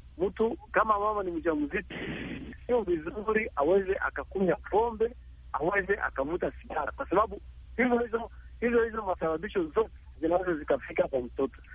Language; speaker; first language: Swahili; native; Swahili